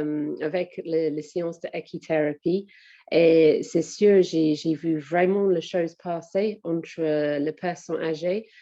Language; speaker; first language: French; non-native, learner; English